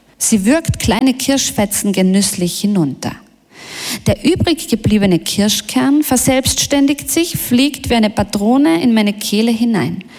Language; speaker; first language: German; early bilingual, other home language; Bosnian